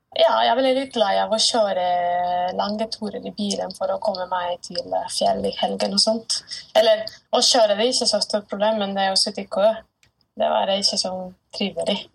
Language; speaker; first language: Norwegian; non-native, fluent; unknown